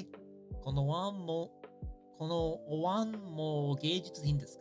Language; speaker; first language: Japanese; non-native, learner; English